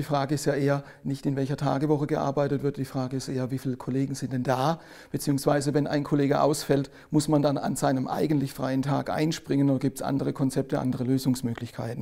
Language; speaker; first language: German; native; German